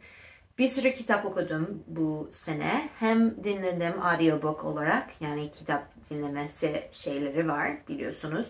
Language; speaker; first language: Turkish; non-native, fluent; English